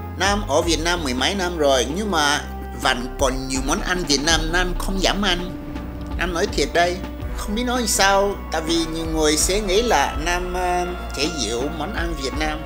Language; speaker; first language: Vietnamese; non-native, fluent; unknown